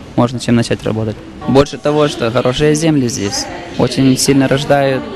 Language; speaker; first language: Russian; early bilingual, heritage; Spanish